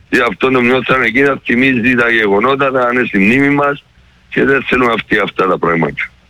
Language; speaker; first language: Greek; native; Greek